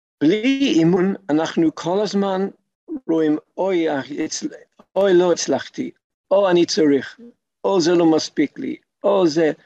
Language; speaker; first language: Hebrew; non-native, fluent; English